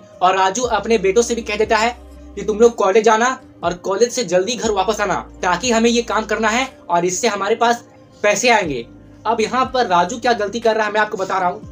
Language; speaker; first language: Hindi; native; Hindi